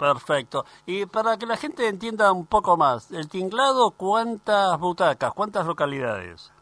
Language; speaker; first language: Spanish; native; Spanish